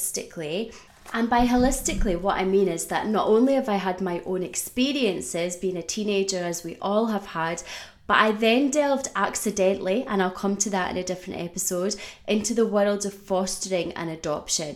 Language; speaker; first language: English; native; English